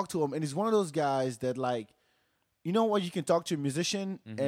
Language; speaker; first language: English; non-native, fluent; Wolof